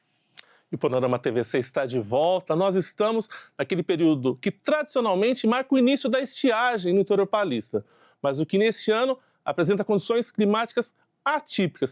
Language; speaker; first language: Portuguese; native; Portuguese